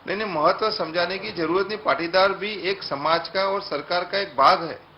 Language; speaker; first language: Hindi; non-native, local second language; Gujarati